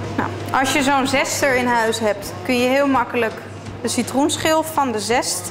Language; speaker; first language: Dutch; non-native, fluent; Italian